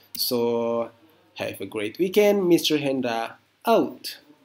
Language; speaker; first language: English; non-native, fluent; Indonesian